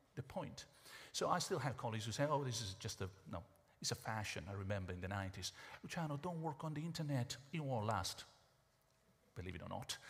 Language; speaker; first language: English; non-native, fluent; Italian